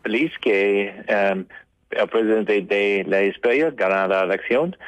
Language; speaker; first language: Spanish; non-native, learner; English